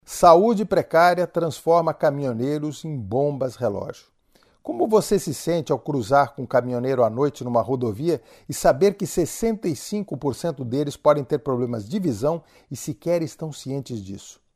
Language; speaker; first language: Portuguese; native; Portuguese